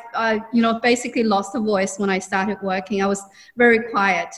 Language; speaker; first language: English; non-native, fluent; Chinese